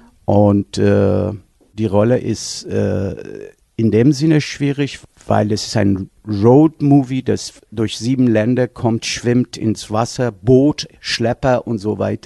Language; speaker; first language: German; non-native, fluent; Persian